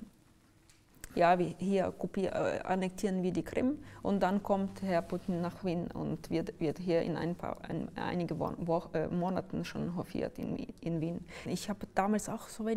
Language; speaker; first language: German; non-native, fluent; Ukrainian